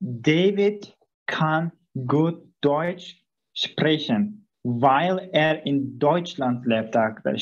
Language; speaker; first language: German; non-native, learner; Turkish